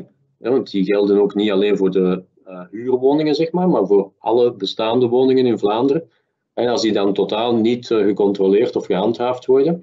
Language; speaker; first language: Dutch; native; Dutch